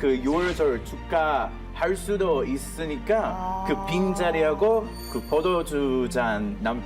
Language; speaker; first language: Korean; non-native, fluent; Hebrew